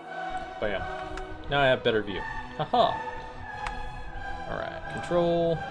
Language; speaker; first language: English; native; English